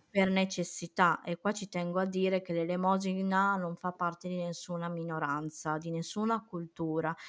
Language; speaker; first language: Italian; early bilingual, other home language; Romany